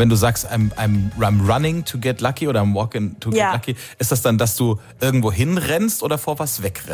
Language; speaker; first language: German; native; German